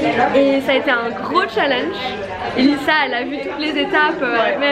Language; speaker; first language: French; native; French